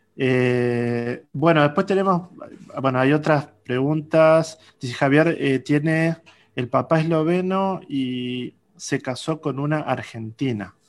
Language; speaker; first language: Spanish; native; Spanish